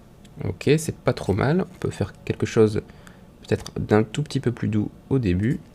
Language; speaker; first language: French; native; French